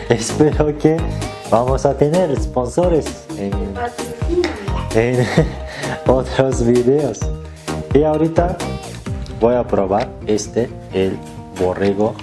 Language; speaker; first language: Spanish; non-native, learner; Turkish